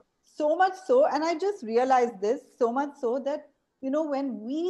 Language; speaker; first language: English; non-native, local second language; Hindi